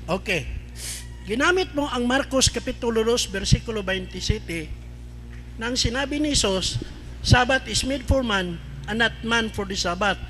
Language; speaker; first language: Filipino; non-native, local second language; Cebuano